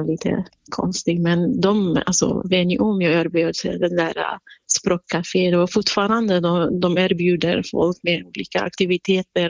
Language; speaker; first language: Swedish; non-native, fluent; Central Kurdish